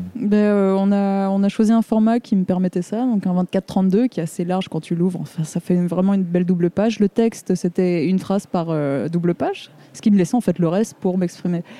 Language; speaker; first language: French; native; French